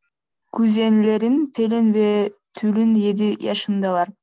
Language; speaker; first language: Turkish; non-native, learner; Kyrgyz